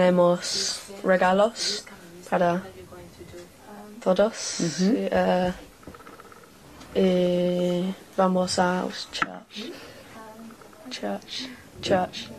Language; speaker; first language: Spanish; non-native, learner; English